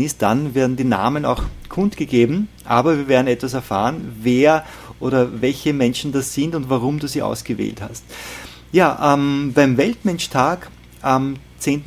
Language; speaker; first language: German; native; German